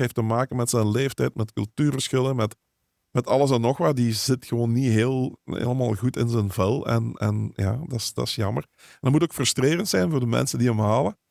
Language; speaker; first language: Dutch; native; Dutch